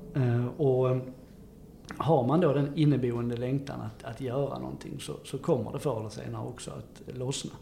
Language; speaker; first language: Swedish; native; Swedish